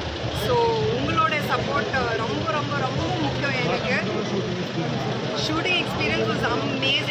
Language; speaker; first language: Tamil; non-native, local second language; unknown